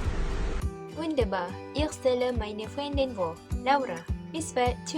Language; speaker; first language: German; non-native, learner; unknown